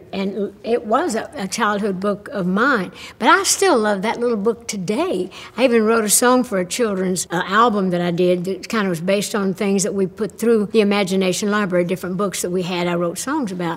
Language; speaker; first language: English; native; English